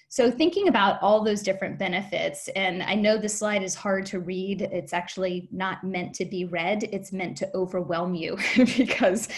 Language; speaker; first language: English; native; English